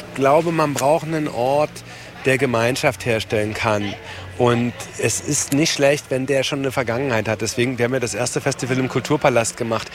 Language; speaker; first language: German; native; German